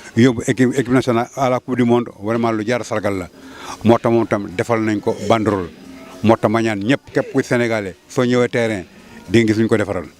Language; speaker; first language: Wolof; non-native, local second language; Jola-Fonyi